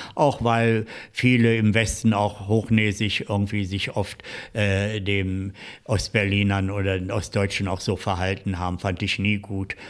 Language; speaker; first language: German; native; German